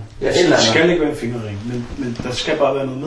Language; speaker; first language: Danish; native; Danish